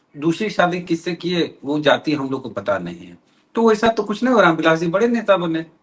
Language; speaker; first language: Hindi; native; Hindi